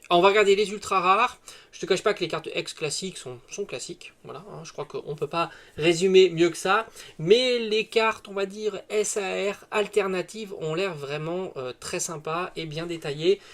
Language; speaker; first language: French; native; French